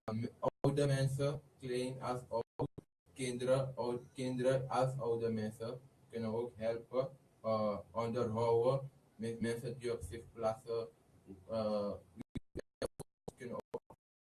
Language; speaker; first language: Dutch; non-native, learner; Haitian Creole